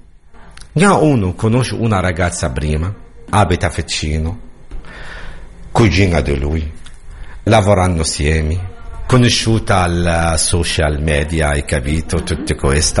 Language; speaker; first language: Italian; non-native, learner; Arabic